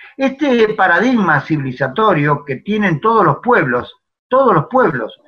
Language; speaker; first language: Spanish; native; Spanish